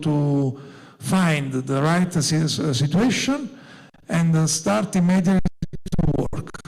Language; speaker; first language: English; non-native, learner; Italian